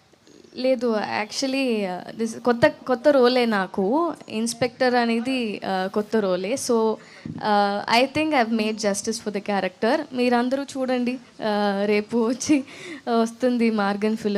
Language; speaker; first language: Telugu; non-native, learner; Tamil